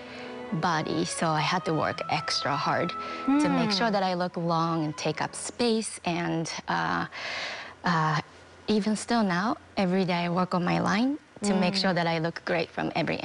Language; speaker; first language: English; non-native, fluent; Japanese